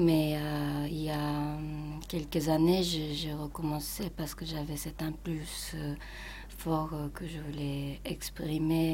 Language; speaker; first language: French; non-native, fluent; Japanese